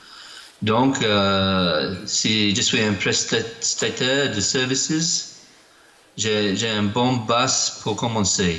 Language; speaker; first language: French; non-native, learner; English